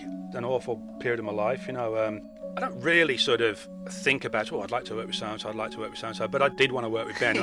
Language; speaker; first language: English; native; English